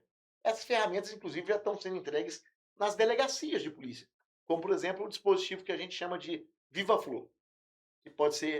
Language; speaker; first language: Portuguese; native; Portuguese